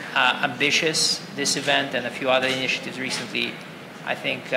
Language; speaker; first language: English; non-native, fluent; Russian